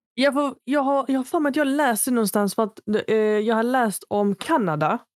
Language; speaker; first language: Swedish; early bilingual, other home language; Arabic